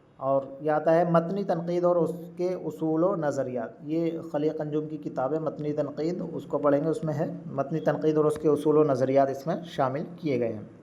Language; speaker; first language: Urdu; native; Urdu